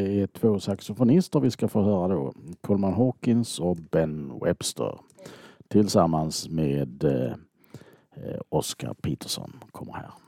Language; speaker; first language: Swedish; native; Swedish